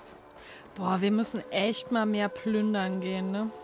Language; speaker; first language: German; native; German